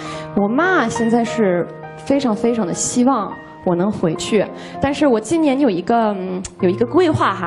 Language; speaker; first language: Chinese; non-native, fluent; English